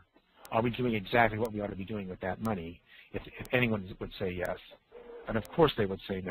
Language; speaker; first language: English; native; English